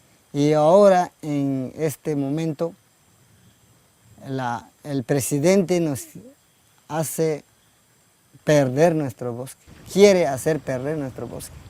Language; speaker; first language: Spanish; non-native, local second language; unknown